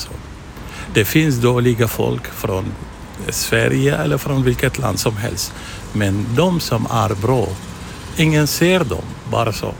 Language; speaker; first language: Swedish; non-native, fluent; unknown